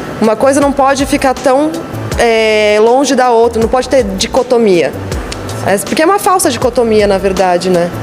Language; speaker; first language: Portuguese; native; Portuguese